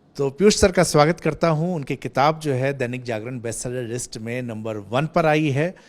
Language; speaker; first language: Hindi; native; Hindi